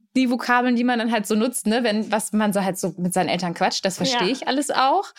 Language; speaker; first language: German; early bilingual, other home language; Polish